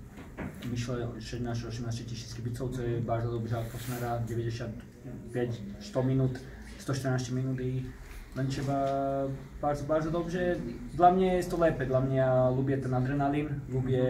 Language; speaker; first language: Polish; non-native, learner; Slovak